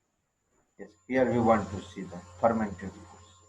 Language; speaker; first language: English; non-native, local second language; Urdu